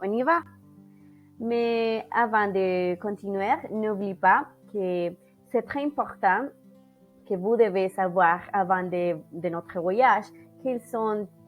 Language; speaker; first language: French; non-native, learner; Spanish